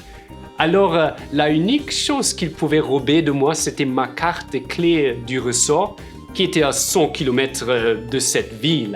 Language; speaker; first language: French; non-native, fluent; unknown